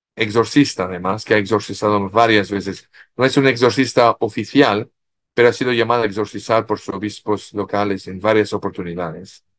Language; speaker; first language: Spanish; non-native, fluent; French